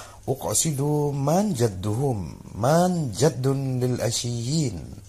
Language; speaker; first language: Arabic; non-native, learner; Indonesian